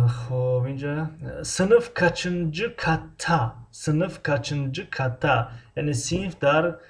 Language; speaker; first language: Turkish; non-native, fluent; Tajik